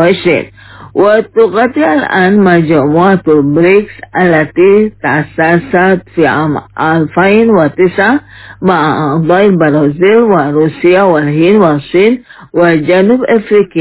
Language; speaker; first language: Arabic; non-native, fluent; Indonesian